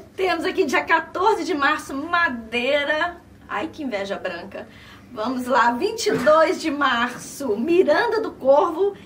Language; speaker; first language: Portuguese; native; Portuguese